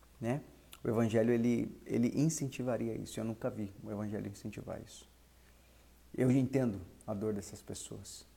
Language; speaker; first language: Portuguese; native; Portuguese